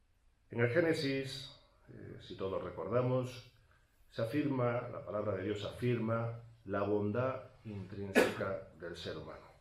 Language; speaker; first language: Spanish; native; Spanish